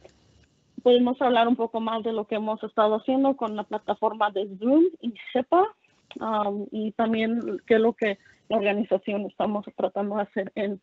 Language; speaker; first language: Spanish; early bilingual, heritage; Spanish